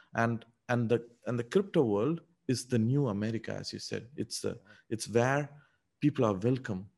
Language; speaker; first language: English; non-native, local second language; Tamil